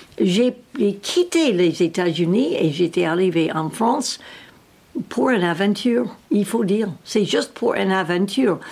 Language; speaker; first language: French; non-native, learner; English